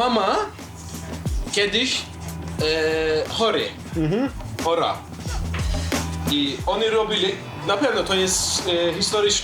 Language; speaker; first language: Polish; non-native, learner; Turkish